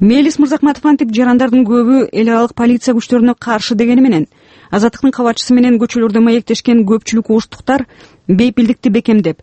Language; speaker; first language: Kyrgyz; native; Kyrgyz